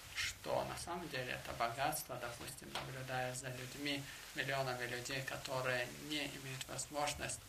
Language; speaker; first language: Russian; native; Russian